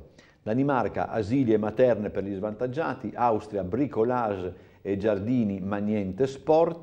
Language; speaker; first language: Italian; native; Italian